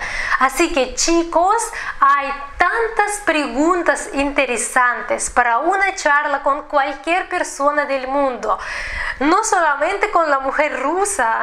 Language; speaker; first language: Spanish; non-native, fluent; Russian